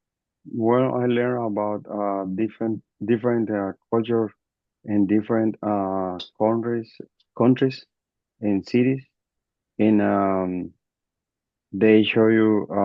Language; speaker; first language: English; non-native, learner; Spanish